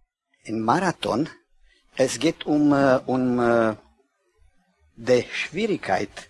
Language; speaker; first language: German; non-native, learner; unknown